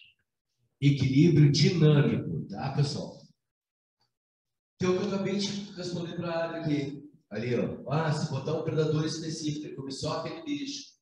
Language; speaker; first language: Portuguese; native; Portuguese